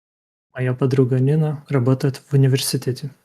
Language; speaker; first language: Russian; non-native, learner; Ukrainian